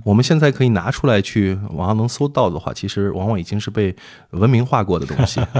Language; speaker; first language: Chinese; native; Chinese